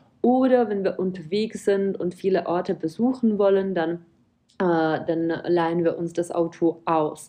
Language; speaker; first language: German; non-native, fluent; Czech